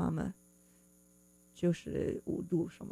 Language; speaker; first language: Chinese; non-native, fluent; English